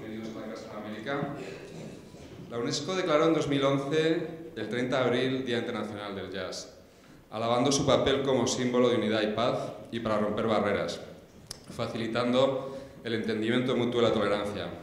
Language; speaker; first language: Spanish; native; Spanish